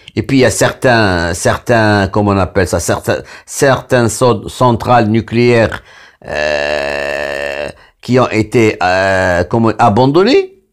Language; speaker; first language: French; non-native, local second language; Arabic